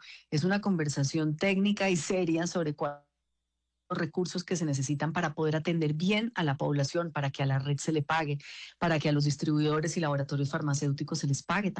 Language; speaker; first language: Spanish; native; Spanish